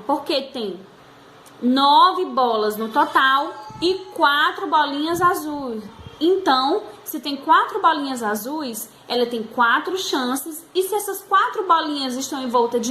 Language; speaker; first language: Portuguese; native; Portuguese